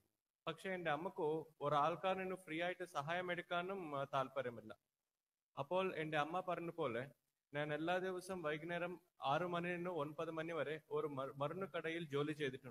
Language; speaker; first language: Malayalam; non-native, learner; Telugu